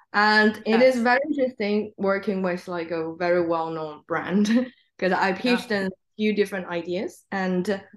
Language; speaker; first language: English; non-native, fluent; Chinese